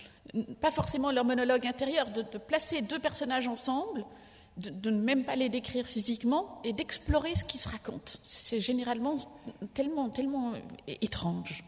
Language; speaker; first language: French; native; French